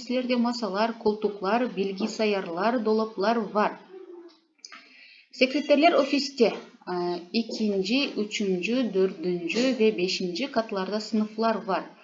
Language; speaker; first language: Turkish; non-native, fluent; Kazakh